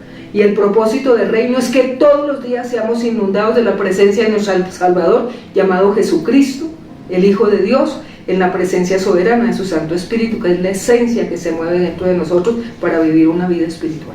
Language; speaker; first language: Spanish; native; Spanish